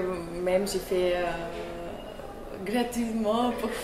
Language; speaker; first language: French; non-native, learner; Russian